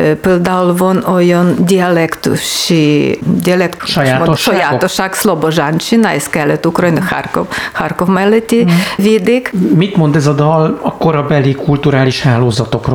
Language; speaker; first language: Hungarian; non-native, learner; Ukrainian